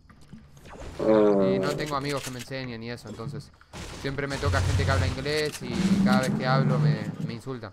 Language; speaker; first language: Spanish; native; Spanish